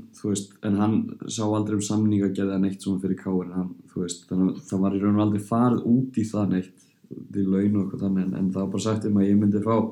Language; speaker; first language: Icelandic; early bilingual, heritage; Icelandic